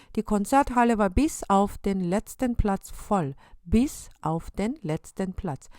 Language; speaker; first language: German; non-native, fluent; Korean